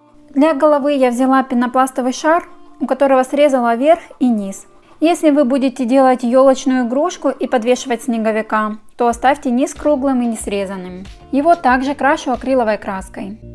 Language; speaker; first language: Russian; native; Russian